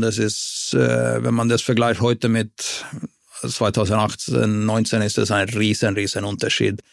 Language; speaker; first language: German; non-native, fluent; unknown